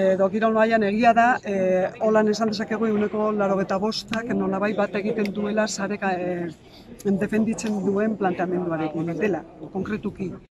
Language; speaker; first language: Basque; non-native, local second language; Spanish